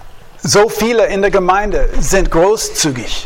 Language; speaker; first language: German; non-native, fluent; English